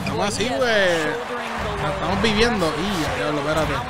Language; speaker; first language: Spanish; native; Spanish